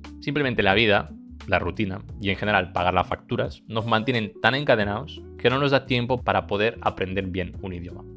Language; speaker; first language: Spanish; early bilingual, other home language; Bulgarian